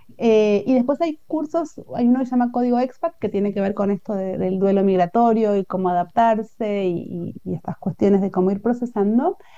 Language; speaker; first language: Spanish; native; Spanish